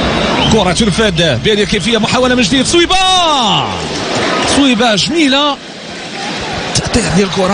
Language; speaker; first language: Arabic; native; Arabic